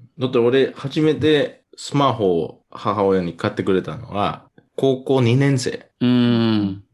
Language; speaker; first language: Japanese; non-native, fluent; English